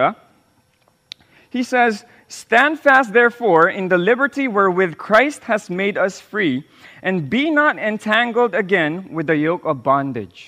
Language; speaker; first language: English; non-native, local second language; Filipino